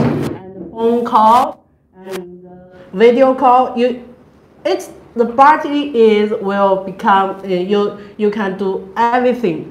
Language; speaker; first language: English; non-native, learner; Chinese